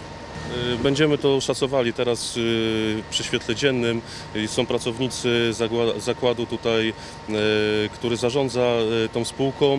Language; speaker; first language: Polish; native; Polish